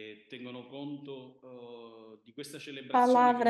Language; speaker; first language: Italian; native; Italian